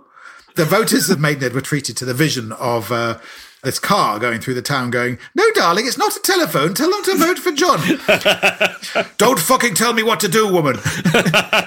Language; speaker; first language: English; native; English